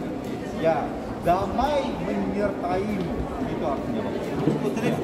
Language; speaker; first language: Indonesian; non-native, fluent; Turkish